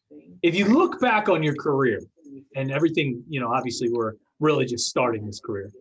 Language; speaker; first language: English; native; English